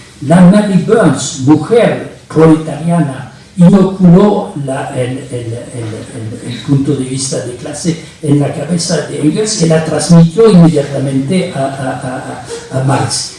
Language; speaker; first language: Spanish; non-native, fluent; French